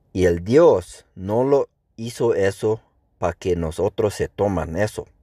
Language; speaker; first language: Spanish; non-native, local second language; Plautdietsch